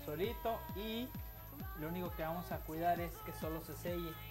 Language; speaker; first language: Spanish; native; Spanish